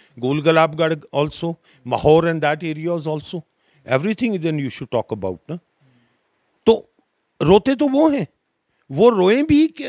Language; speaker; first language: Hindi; non-native, local second language; Dogri